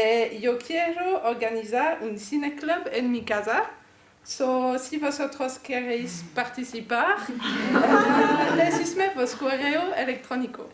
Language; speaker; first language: Spanish; non-native, learner; French